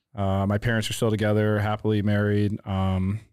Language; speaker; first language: English; native; English